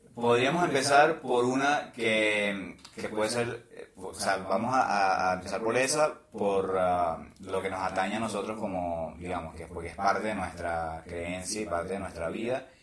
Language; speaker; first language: Spanish; native; Spanish